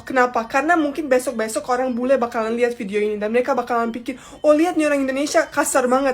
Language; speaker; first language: Indonesian; non-native, fluent; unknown